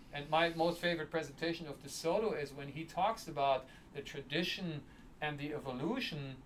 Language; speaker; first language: English; non-native, fluent; German